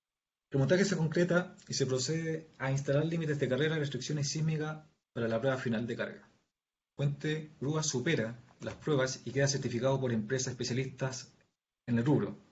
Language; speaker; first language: Spanish; native; Spanish